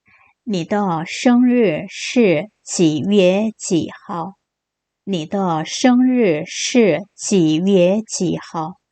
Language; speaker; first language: Chinese; non-native, fluent; Korean